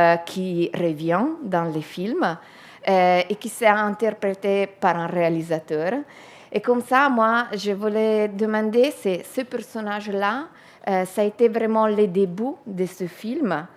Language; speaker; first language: French; non-native, fluent; Italian